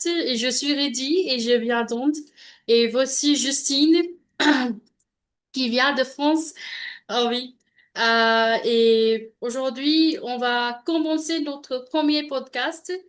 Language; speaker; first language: French; non-native, learner; Punjabi